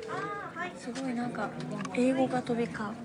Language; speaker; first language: Japanese; non-native, fluent; Italian